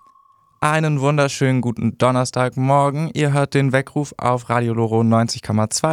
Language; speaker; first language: German; native; German